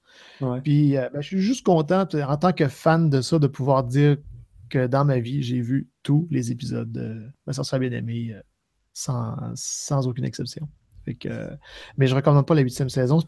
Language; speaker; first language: French; native; French